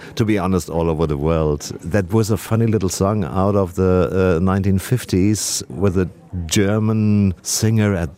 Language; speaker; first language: English; non-native, fluent; German